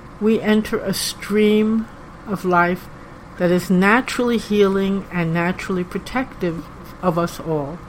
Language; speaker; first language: English; native; English